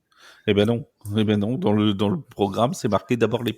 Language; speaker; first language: French; native; French